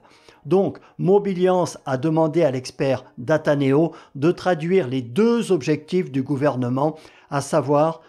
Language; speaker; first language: French; native; French